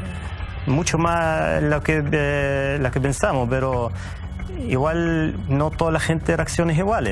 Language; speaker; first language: Spanish; native; Spanish